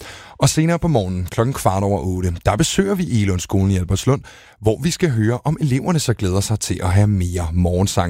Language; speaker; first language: Danish; native; Danish